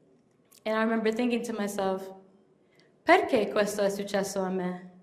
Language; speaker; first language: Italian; non-native, fluent; English